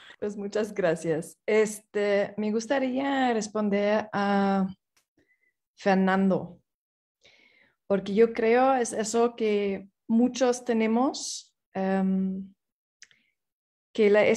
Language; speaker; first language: Spanish; non-native, fluent; English